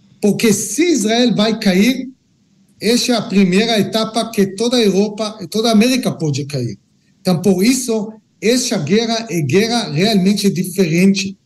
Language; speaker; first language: Portuguese; non-native, learner; Hebrew